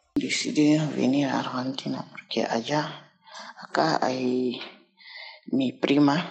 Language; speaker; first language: Spanish; non-native, learner; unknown